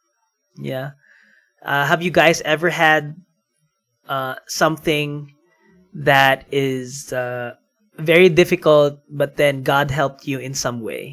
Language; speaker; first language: English; non-native, local second language; Filipino